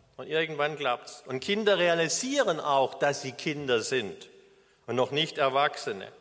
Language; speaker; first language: German; native; German